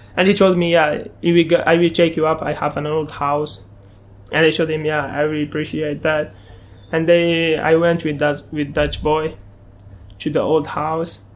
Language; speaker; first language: English; non-native, fluent; Arabic